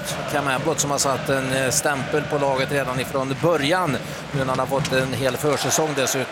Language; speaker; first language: Swedish; native; Swedish